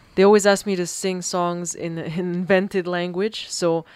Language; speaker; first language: English; early bilingual, other home language; Spanish